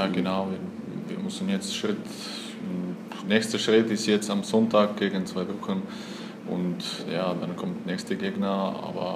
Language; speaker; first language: German; non-native, fluent; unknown